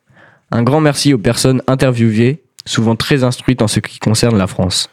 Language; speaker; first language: French; native; French